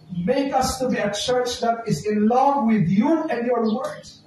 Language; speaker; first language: English; non-native, local second language; Filipino